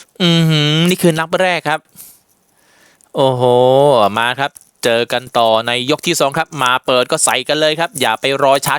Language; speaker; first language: Thai; native; Thai